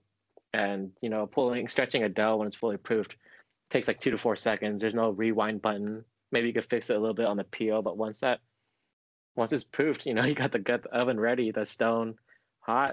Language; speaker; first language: English; native; English